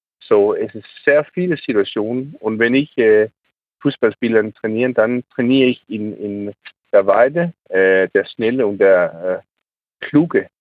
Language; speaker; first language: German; non-native, learner; Danish